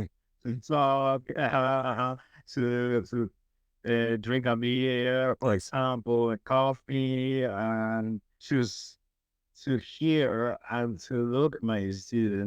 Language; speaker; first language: English; non-native, learner; Spanish